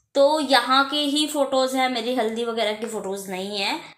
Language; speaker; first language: Hindi; native; Hindi